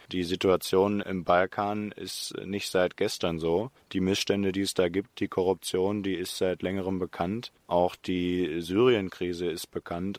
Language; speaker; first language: German; native; German